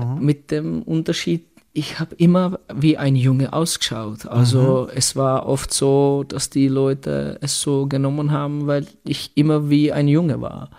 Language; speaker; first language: German; non-native, fluent; Czech